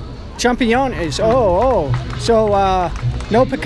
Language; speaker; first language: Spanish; non-native, learner; English